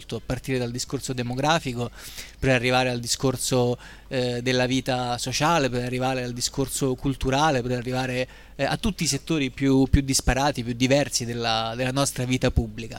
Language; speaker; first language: Italian; native; Italian